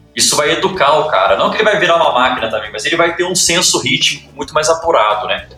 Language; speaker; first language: Portuguese; native; Portuguese